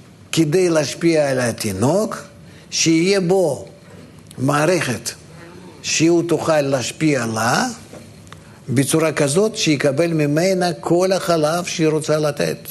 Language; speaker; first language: Hebrew; non-native, fluent; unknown